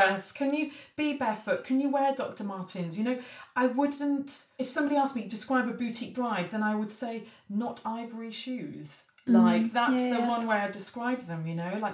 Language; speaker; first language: English; native; English